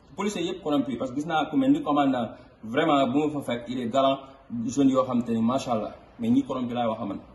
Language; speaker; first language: French; non-native, local second language; Wolof